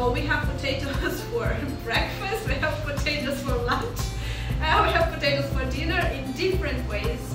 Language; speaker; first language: English; non-native, fluent; Romanian